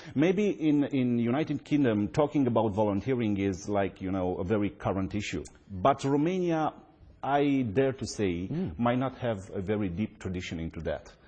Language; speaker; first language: English; non-native, fluent; Romanian